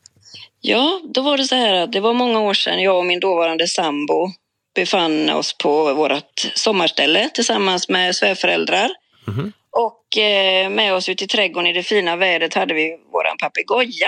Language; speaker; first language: Swedish; native; Swedish